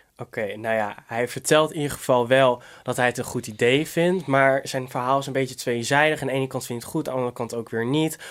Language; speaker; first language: Dutch; native; Dutch